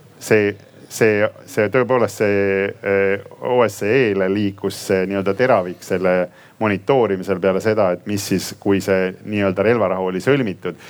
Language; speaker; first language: Estonian; native; Estonian